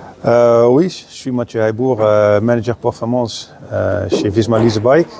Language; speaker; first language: French; non-native, fluent; Dutch